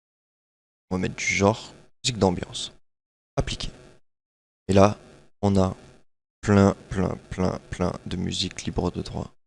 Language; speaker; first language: French; native; French